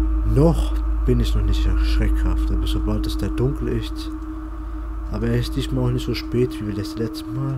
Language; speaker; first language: German; native; German